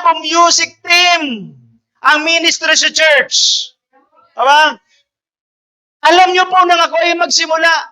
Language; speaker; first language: Filipino; non-native, local second language; Bikol